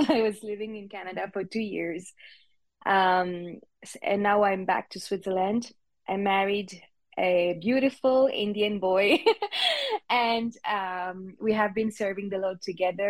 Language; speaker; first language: English; non-native, fluent; French